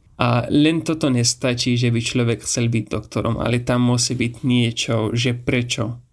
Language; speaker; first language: Slovak; non-native, fluent; Persian